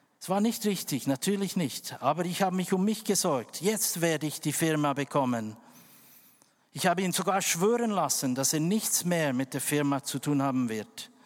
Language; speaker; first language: German; non-native, fluent; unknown